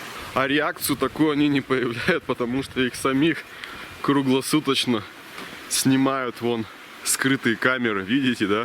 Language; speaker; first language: Russian; native; Russian